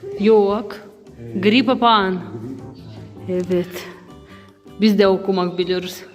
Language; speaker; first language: Turkish; non-native, learner; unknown